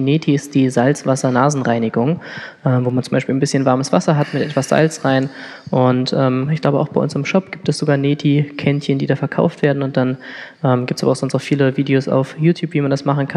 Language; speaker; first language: German; native; German